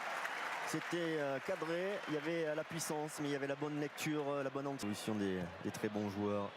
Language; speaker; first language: French; native; French